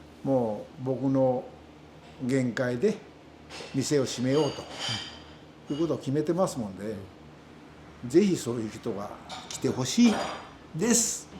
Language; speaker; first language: Japanese; native; Japanese